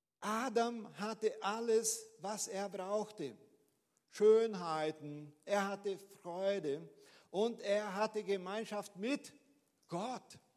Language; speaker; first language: German; non-native, fluent; Portuguese